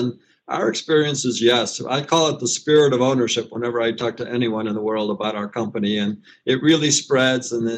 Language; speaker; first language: English; native; English